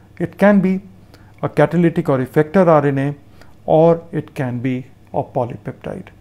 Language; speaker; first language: English; non-native, local second language; Hindi